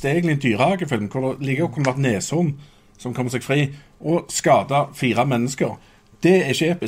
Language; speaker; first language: Norwegian; native; Norwegian